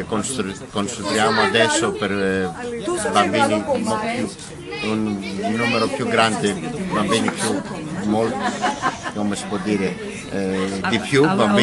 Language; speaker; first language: Italian; non-native, learner; Greek